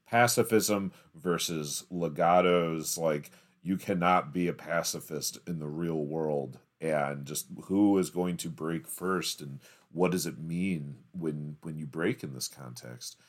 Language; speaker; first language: English; native; English